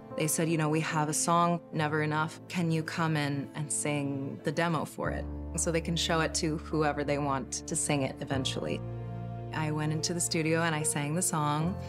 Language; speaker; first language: English; native; English